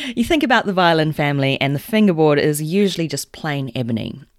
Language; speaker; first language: English; native; English